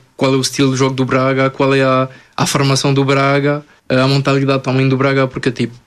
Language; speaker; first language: Portuguese; non-native, fluent; French